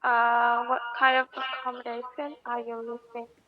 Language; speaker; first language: English; non-native, learner; Vietnamese